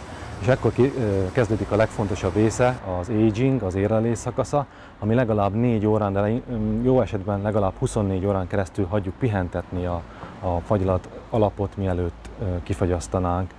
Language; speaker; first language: Hungarian; native; Hungarian